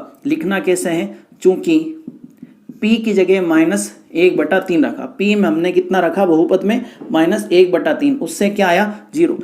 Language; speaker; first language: Hindi; native; Hindi